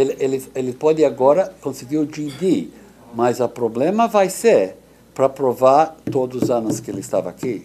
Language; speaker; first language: Portuguese; non-native, fluent; English